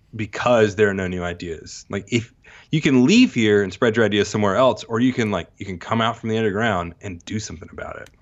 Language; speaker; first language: English; native; English